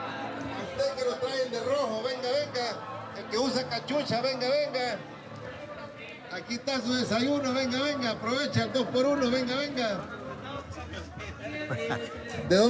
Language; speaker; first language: Spanish; native; Spanish